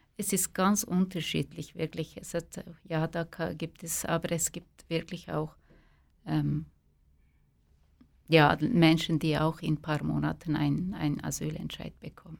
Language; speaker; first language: German; non-native, fluent; Kurdish